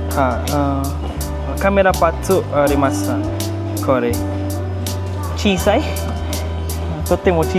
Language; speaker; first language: Japanese; non-native, learner; Filipino